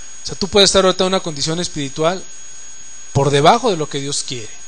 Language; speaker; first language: Spanish; native; Spanish